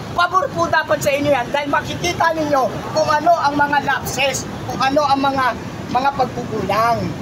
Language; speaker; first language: Filipino; native; Filipino